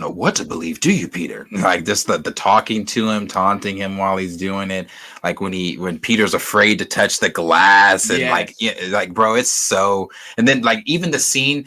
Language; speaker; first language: English; native; English